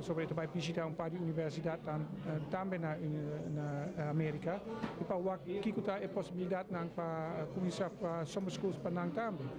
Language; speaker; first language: Dutch; non-native, learner; Papiamento